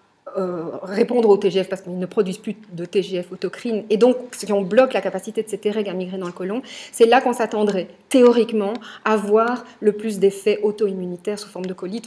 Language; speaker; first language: French; native; French